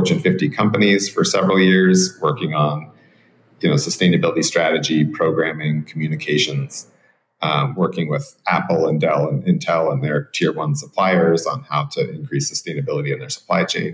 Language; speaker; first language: English; native; English